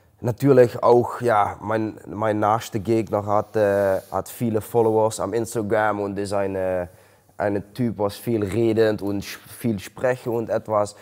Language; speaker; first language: German; non-native, learner; Dutch